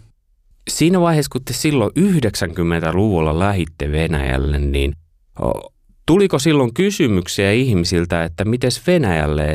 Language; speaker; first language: Finnish; native; Finnish